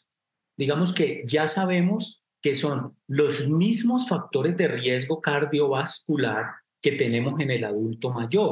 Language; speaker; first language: Spanish; native; Spanish